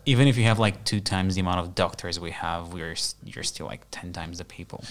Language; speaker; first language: English; non-native, fluent; Bulgarian